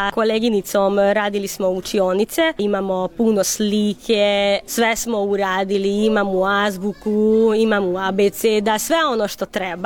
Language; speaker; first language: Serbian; non-native, local second language; Hungarian